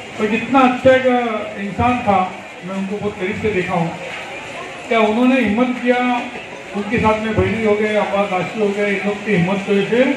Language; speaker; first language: Hindi; non-native, local second language; Telugu